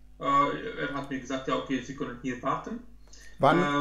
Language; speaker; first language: German; non-native, learner; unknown